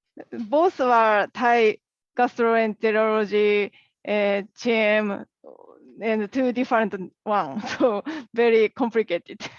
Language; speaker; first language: English; non-native, learner; Japanese